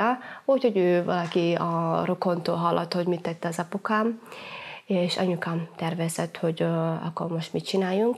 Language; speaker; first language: Hungarian; non-native, fluent; Somali